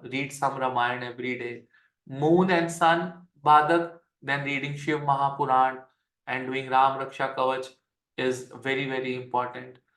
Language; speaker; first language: English; non-native, local second language; Hindi